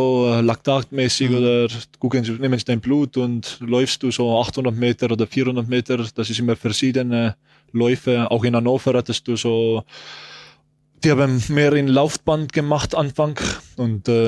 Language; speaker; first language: German; non-native, learner; Estonian